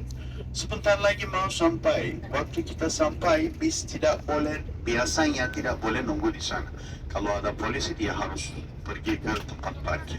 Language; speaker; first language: Indonesian; non-native, fluent; Turkish